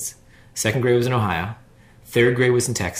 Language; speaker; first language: English; native; English